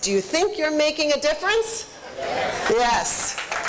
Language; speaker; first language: English; early bilingual, other home language; Spanish